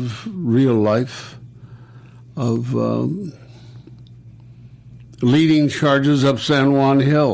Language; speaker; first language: English; native; English